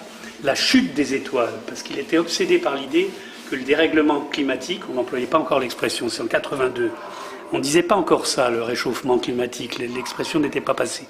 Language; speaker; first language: French; native; French